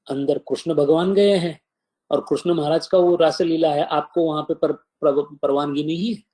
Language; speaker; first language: Hindi; non-native, local second language; Marathi